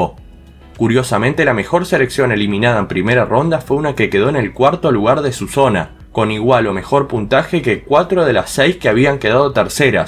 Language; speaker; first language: Spanish; native; Spanish